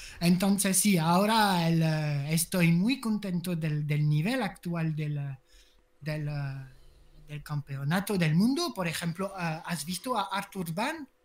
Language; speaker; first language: Spanish; non-native, learner; French